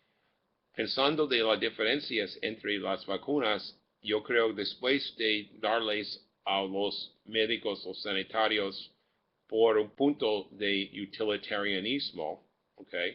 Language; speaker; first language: Spanish; non-native, fluent; English